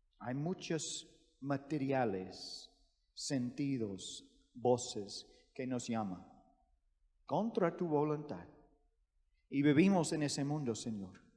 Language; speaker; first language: Spanish; non-native, fluent; English